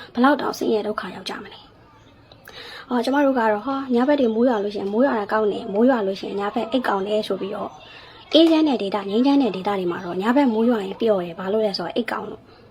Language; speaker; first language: Burmese; non-native, local second language; Hakha Chin